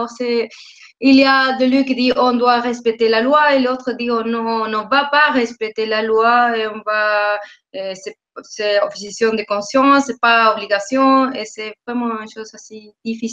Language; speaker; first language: French; non-native, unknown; Spanish